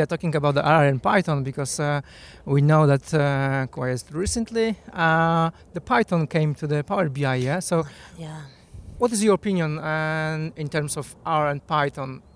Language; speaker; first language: English; non-native, fluent; Polish